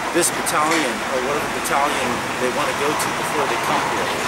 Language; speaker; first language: English; native; English